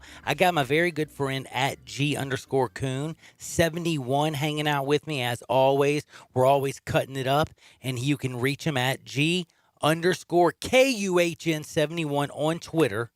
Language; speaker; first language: English; native; English